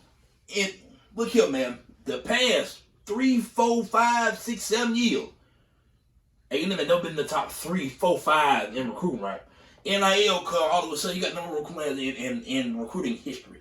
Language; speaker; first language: English; native; English